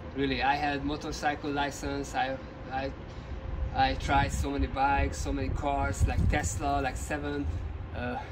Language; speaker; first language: English; non-native, fluent; Hungarian